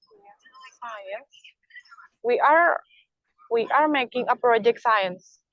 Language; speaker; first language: English; non-native, learner; Indonesian